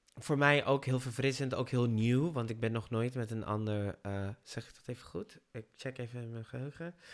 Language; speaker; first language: Dutch; non-native, fluent; Spanish